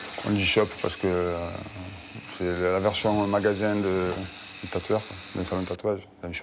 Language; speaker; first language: French; native; French